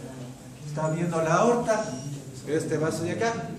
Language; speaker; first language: Spanish; native; Spanish